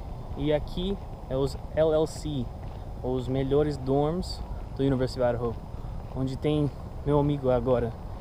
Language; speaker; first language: Portuguese; non-native, learner; English